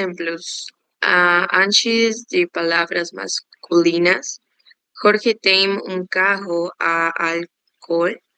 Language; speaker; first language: Portuguese; non-native, learner; Spanish